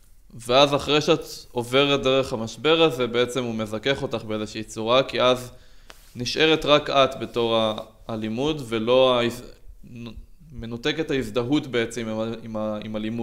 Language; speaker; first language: Hebrew; native; Hebrew